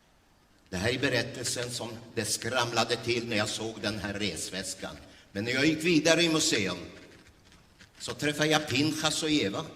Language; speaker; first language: Swedish; early bilingual, other home language; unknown